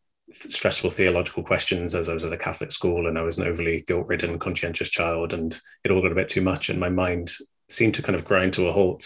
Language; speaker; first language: English; native; English